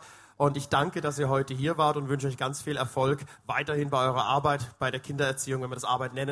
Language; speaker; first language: German; native; German